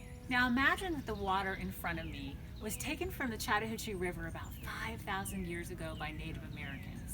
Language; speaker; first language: English; native; English